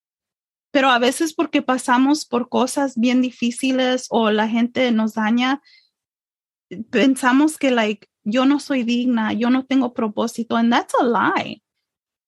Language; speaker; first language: Spanish; early bilingual, heritage; English